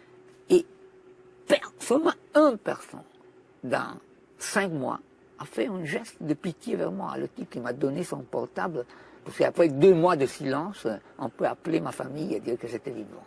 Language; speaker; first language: French; non-native, fluent; Italian